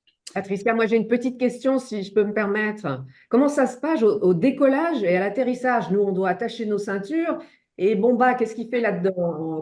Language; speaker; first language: French; native; French